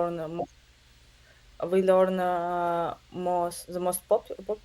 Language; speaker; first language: English; non-native, learner; Russian